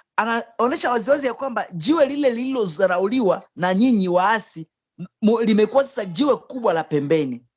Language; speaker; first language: Swahili; native; Swahili